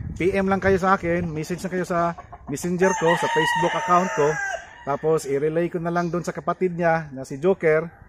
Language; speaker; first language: Filipino; non-native, local second language; Cebuano